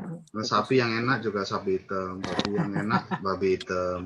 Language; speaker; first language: Indonesian; native; Indonesian